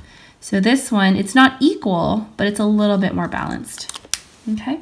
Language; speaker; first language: English; native; English